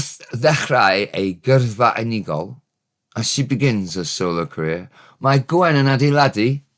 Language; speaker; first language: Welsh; non-native, learner; English